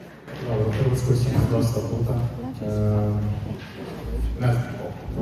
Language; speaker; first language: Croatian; non-native, fluent; Russian